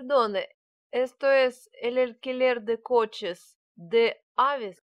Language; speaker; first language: Spanish; non-native, learner; Russian